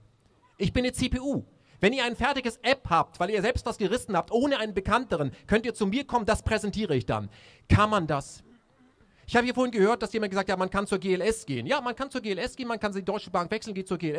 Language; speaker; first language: German; native; German